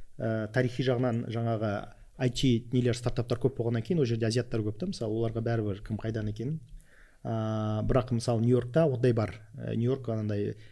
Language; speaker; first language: Kazakh; non-native, local second language; Russian